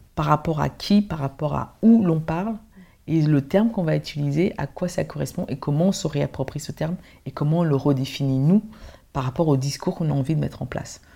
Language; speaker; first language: French; early bilingual, other home language; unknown